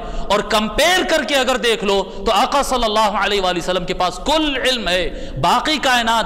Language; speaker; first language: Urdu; native; Urdu